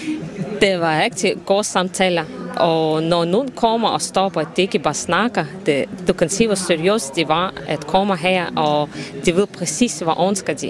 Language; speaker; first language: Danish; non-native, learner; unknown